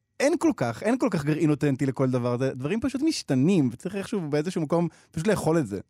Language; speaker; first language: Hebrew; native; Hebrew